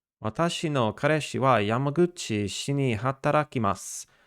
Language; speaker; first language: Japanese; non-native, learner; English